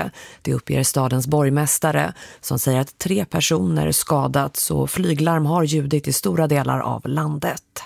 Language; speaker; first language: Swedish; native; Swedish